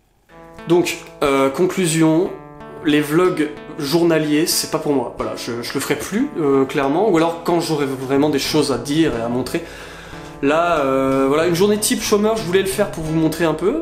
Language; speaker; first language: French; native; French